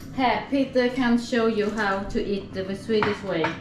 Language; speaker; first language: English; non-native, learner; Swedish